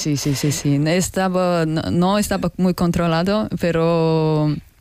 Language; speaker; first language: Spanish; non-native, learner; Russian